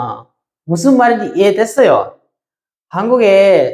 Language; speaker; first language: Korean; non-native, fluent; Sinhala